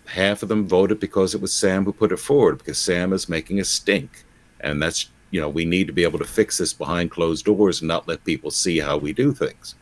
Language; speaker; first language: English; native; English